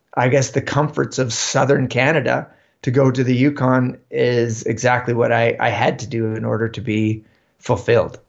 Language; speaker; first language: English; native; English